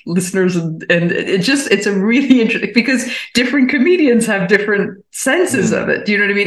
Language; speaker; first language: English; native; English